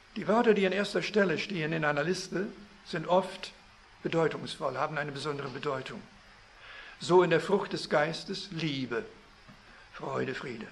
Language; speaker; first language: German; early bilingual, heritage; German